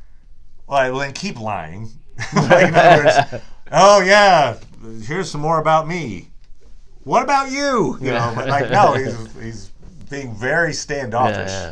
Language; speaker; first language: English; native; English